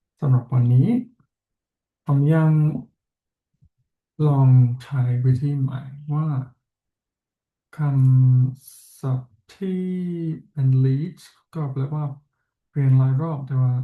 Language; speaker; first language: Thai; non-native, fluent; English